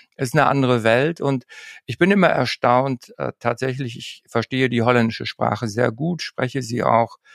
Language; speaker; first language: German; native; German